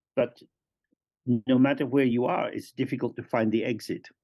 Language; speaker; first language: English; native; English